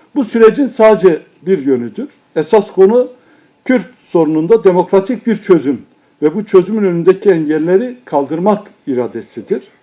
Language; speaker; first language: Turkish; non-native, local second language; Kurdish